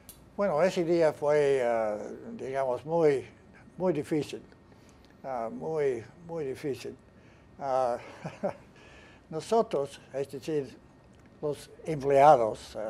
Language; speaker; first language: Spanish; non-native, fluent; English